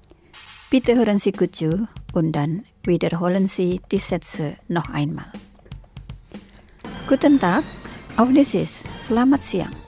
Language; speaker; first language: German; non-native, fluent; Indonesian